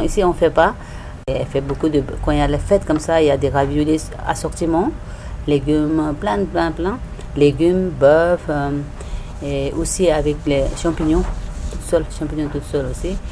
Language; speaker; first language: French; non-native, learner; Tibetan